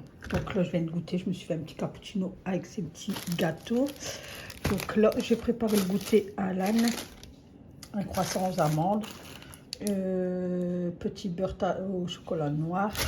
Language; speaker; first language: French; native; French